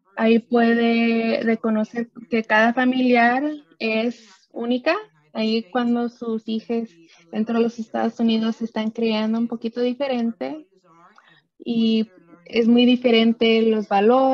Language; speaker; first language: Spanish; early bilingual, other home language; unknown